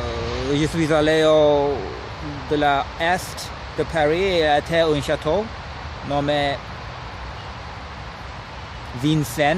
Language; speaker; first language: French; non-native, learner; English